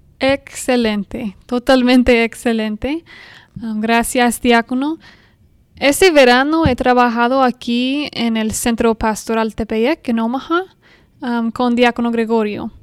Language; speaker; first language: Spanish; non-native, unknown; English